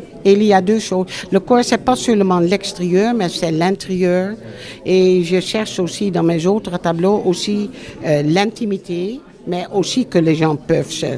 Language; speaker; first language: French; non-native, fluent; Dutch